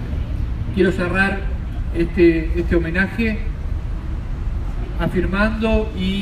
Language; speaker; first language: Spanish; native; Spanish